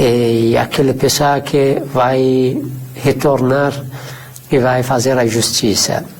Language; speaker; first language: Portuguese; non-native, fluent; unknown